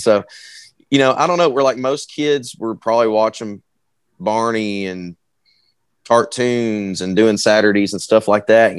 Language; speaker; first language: English; native; English